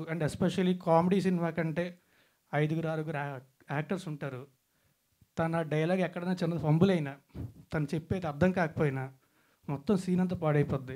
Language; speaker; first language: Telugu; native; Telugu